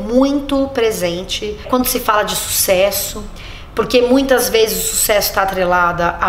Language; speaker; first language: Portuguese; native; Portuguese